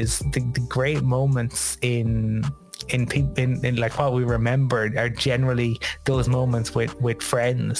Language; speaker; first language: English; native; English